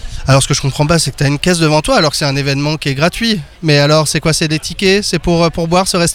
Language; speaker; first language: French; native; French